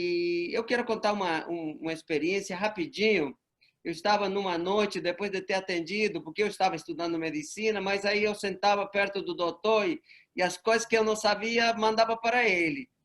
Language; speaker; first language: Portuguese; non-native, fluent; Spanish